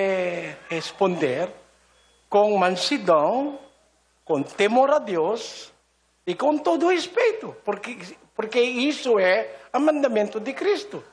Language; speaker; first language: Portuguese; non-native, learner; Filipino